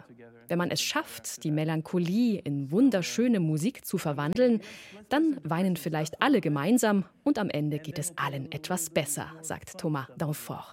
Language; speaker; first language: German; native; German